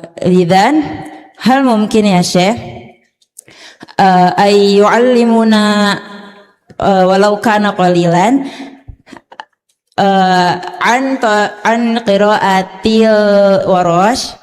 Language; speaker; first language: Arabic; non-native, learner; Indonesian